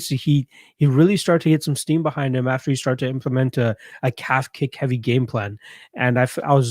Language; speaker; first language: English; native; English